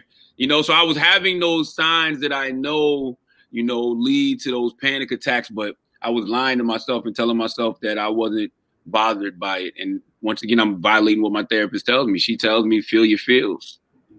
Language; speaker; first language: English; native; English